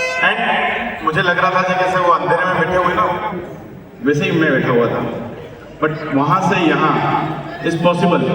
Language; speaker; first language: Hindi; native; Hindi